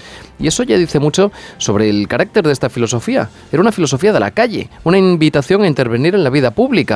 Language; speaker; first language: Spanish; native; Spanish